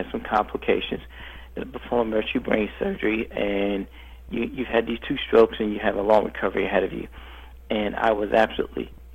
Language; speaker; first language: English; native; English